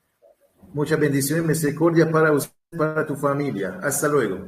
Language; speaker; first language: Spanish; non-native, learner; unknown